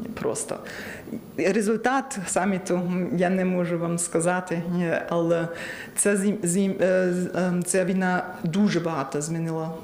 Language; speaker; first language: Ukrainian; non-native, learner; German